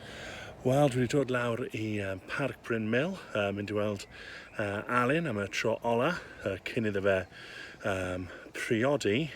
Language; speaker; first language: Welsh; native; Welsh